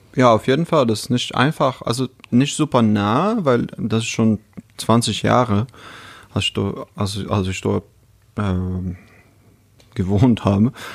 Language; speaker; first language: German; non-native, fluent; Russian